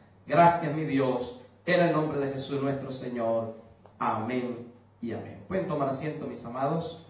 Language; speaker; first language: Spanish; native; Spanish